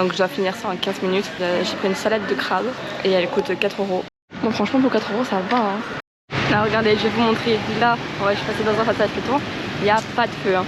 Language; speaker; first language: French; native; French